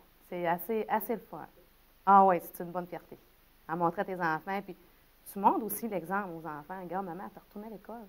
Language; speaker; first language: French; native; French